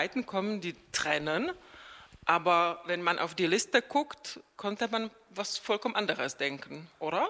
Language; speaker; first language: German; non-native, fluent; Czech